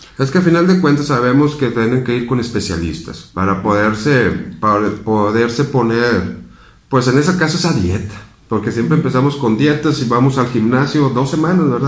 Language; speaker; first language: Spanish; native; Spanish